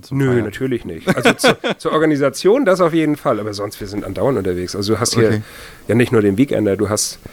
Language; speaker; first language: German; native; German